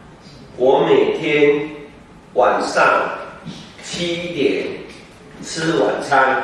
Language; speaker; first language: Chinese; non-native, learner; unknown